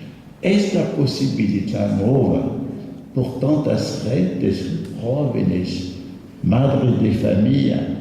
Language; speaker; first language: Spanish; non-native, fluent; French